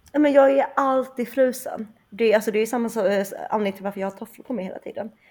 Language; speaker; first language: Swedish; early bilingual, other home language; Chinese